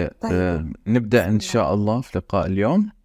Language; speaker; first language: Arabic; native; Arabic